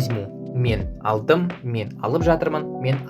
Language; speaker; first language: Kazakh; non-native, learner; Russian